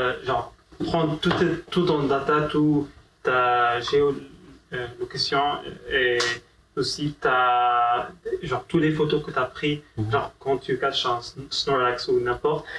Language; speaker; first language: French; non-native, fluent; Arabic